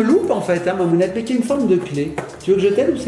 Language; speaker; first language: French; native; French